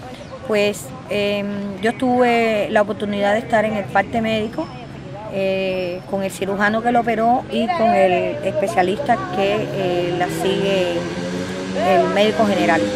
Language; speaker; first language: Spanish; native; Spanish